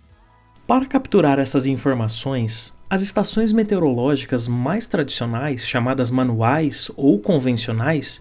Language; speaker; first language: Portuguese; native; Portuguese